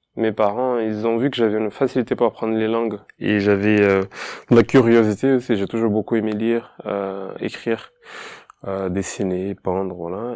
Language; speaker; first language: French; non-native, fluent; Portuguese